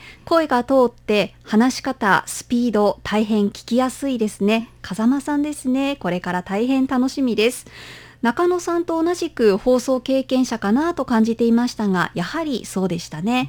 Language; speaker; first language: Japanese; native; Japanese